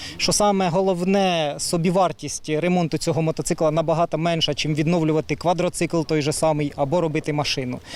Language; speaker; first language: Ukrainian; native; Ukrainian